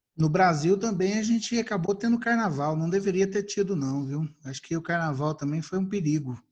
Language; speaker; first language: Portuguese; native; Portuguese